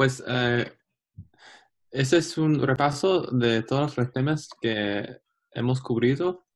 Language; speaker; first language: Spanish; non-native, learner; English